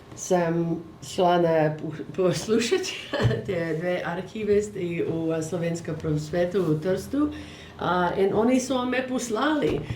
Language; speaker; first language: Slovenian; early bilingual, heritage; English